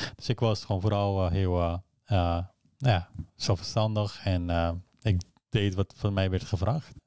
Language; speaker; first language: Dutch; early bilingual, other home language; Persian